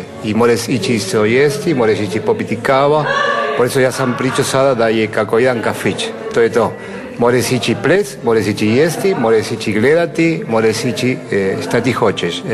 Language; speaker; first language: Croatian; early bilingual, heritage; Spanish